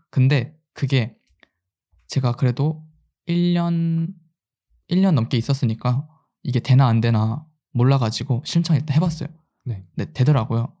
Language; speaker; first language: Korean; early bilingual, heritage; Korean